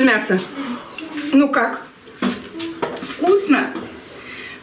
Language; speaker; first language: Russian; native; Russian